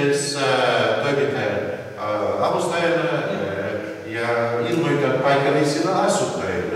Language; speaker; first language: Finnish; non-native, learner; Russian